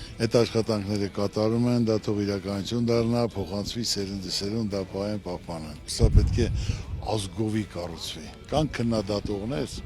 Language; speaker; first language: Armenian; native; Armenian